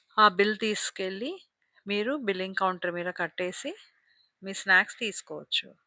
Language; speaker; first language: Telugu; non-native, local second language; Hindi